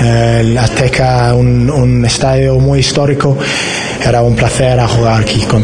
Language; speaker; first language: Spanish; non-native, learner; English